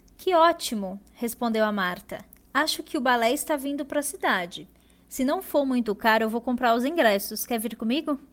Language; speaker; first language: Portuguese; native; Portuguese